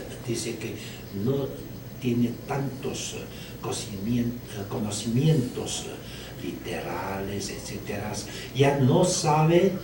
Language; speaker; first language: Spanish; non-native, learner; Chinese